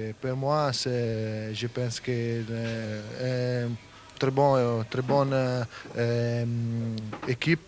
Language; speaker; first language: French; non-native, learner; Italian